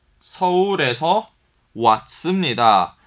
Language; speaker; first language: Korean; non-native, fluent; Chinese